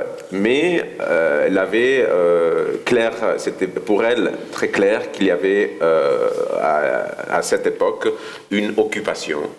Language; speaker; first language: French; non-native, fluent; Spanish